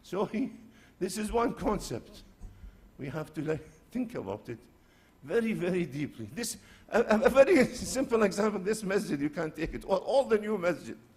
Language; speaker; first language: English; non-native, fluent; Arabic